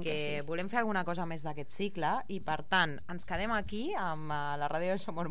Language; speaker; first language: Catalan; native; Catalan